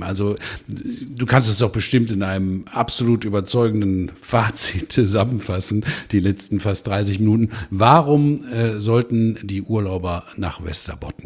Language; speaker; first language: German; native; German